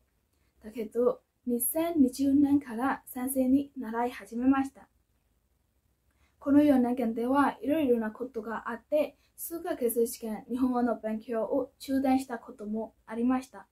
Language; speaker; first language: Japanese; non-native, fluent; Burmese